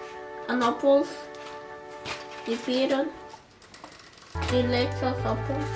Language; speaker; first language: Dutch; non-native, learner; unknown